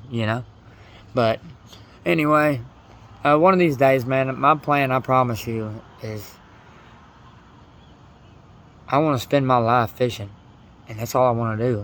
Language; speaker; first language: English; native; English